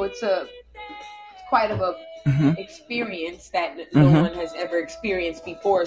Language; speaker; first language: English; native; English